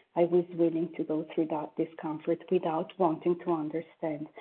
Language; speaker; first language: English; non-native, fluent; French